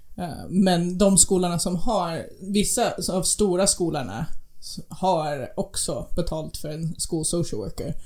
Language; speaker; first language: Swedish; non-native, fluent; English